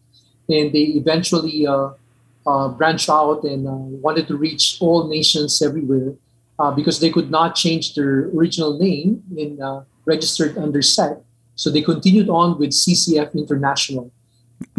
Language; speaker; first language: English; non-native, local second language; Min Nan Chinese